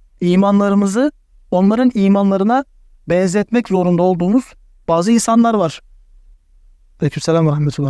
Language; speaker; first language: Turkish; native; Turkish